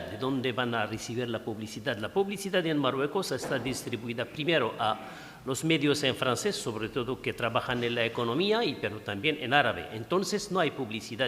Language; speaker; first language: Spanish; non-native, fluent; Arabic